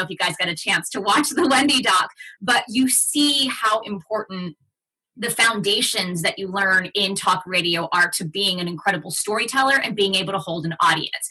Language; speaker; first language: English; early bilingual, other home language; Spanish